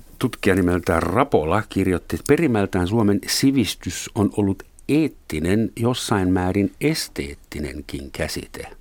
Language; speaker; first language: Finnish; non-native, fluent; German